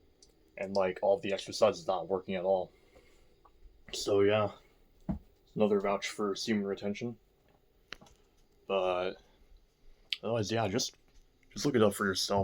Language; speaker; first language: English; native; English